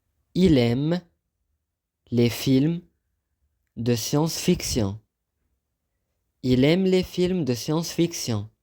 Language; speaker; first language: French; non-native, fluent; Arabic